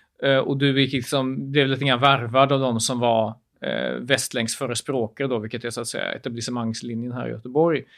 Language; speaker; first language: Swedish; early bilingual, other home language; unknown